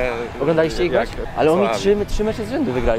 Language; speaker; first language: Polish; native; Polish